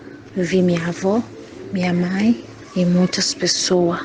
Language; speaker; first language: Portuguese; non-native, learner; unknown